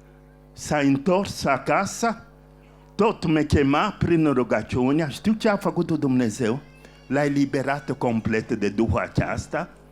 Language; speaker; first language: Romanian; non-native, fluent; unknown